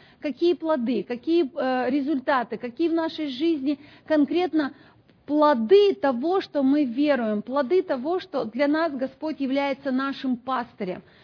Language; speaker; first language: Russian; native; Russian